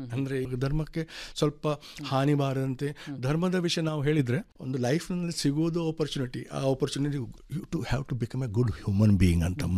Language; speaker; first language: Kannada; non-native, local second language; Konkani